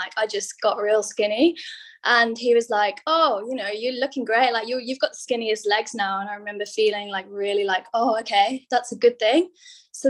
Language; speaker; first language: English; native; English